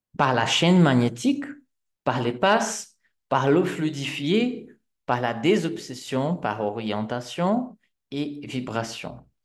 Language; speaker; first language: French; non-native, fluent; Portuguese